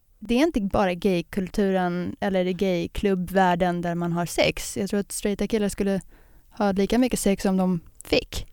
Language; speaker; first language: Swedish; native; Swedish